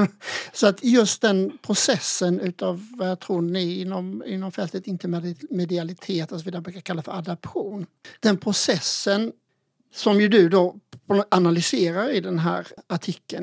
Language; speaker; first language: Swedish; native; Swedish